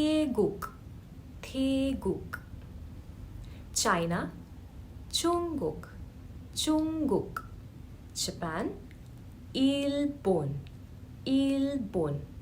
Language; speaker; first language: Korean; non-native, fluent; Hindi